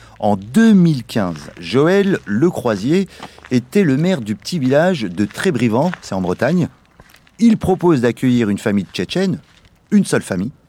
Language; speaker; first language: French; native; French